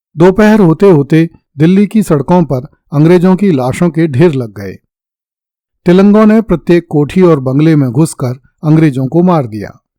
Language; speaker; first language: Hindi; native; Hindi